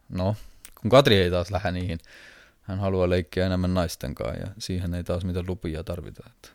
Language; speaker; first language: Finnish; non-native, fluent; Estonian